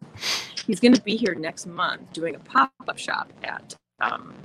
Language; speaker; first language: English; early bilingual, other home language; Norwegian